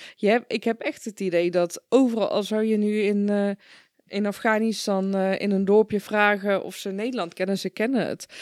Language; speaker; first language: Dutch; early bilingual, other home language; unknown